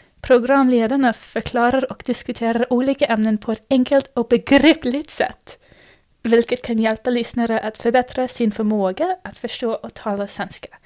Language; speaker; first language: Swedish; non-native, fluent; English